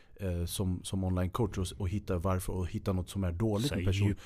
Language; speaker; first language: Swedish; native; Swedish